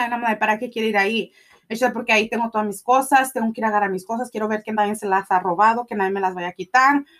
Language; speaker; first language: Spanish; early bilingual, heritage; Spanish